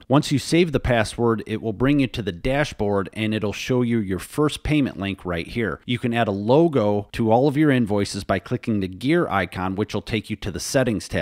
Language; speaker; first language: English; native; English